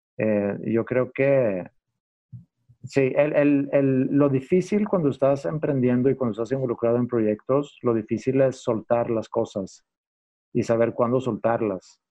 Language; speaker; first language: Spanish; non-native, fluent; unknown